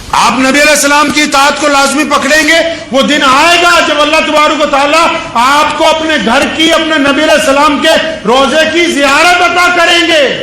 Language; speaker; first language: Urdu; non-native, local second language; Punjabi